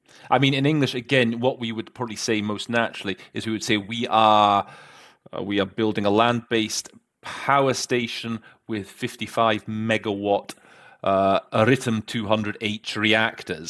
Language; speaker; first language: English; native; English